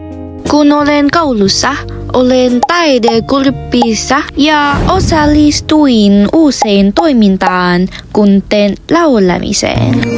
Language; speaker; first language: Finnish; non-native, learner; Vietnamese